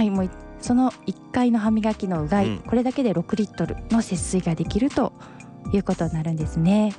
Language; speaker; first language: Japanese; native; Japanese